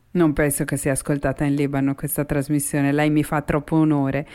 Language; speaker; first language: Italian; native; Italian